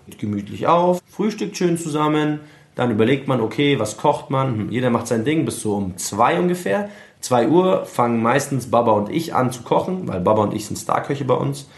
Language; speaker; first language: German; early bilingual, other home language; Arabic